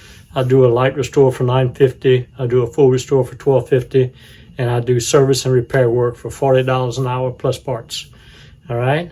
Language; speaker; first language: English; native; English